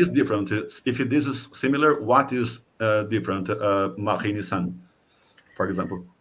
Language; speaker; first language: English; non-native, fluent; Portuguese